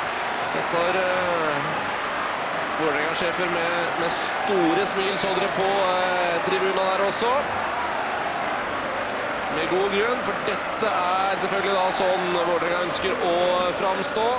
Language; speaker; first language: Norwegian; native; Norwegian